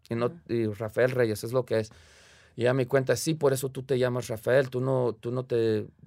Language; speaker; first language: Spanish; early bilingual, heritage; Spanish